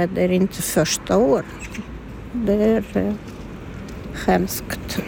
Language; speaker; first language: Swedish; non-native, learner; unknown